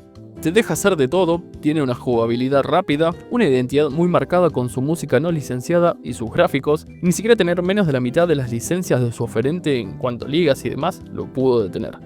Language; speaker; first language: Spanish; native; Spanish